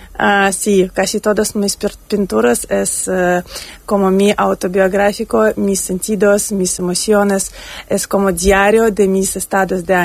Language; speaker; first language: Spanish; non-native, learner; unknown